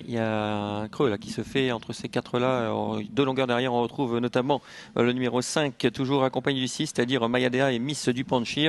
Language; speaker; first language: French; native; French